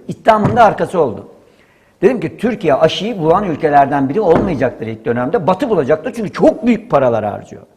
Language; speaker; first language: Turkish; native; Turkish